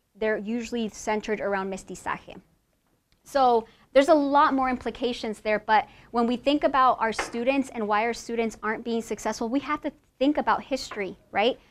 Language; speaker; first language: English; native; English